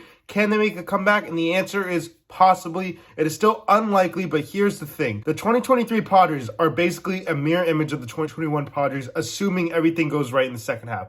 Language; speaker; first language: English; native; English